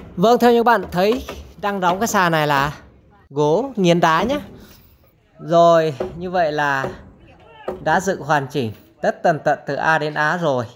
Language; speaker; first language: Vietnamese; non-native, local second language; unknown